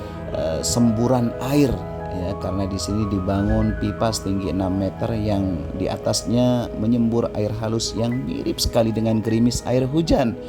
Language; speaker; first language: Indonesian; native; Indonesian